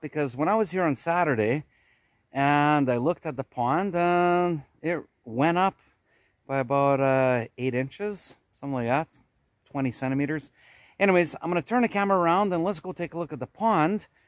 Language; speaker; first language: English; native; English